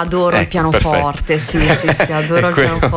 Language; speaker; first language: Italian; native; Italian